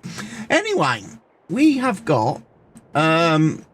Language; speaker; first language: English; native; English